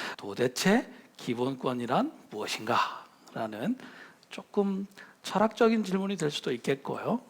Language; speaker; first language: Korean; native; Korean